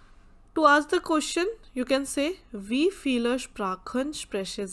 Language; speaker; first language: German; non-native, fluent; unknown